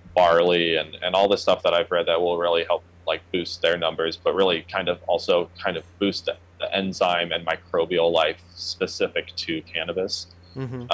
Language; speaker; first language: English; native; English